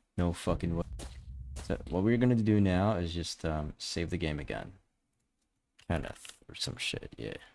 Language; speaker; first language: English; non-native, local second language; Filipino